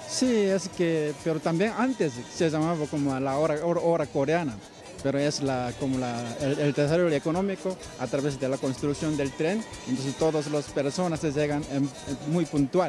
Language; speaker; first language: Spanish; non-native, fluent; Korean